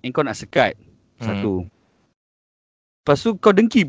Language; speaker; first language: English; non-native, local second language; Malay